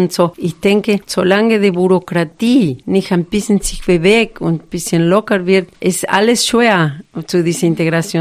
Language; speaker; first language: German; non-native, fluent; Spanish